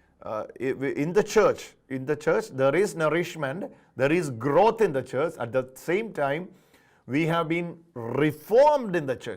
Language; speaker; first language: English; non-native, local second language; Malayalam